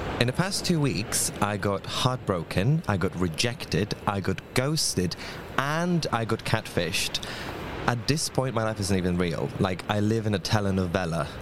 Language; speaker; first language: English; non-native, fluent; Polish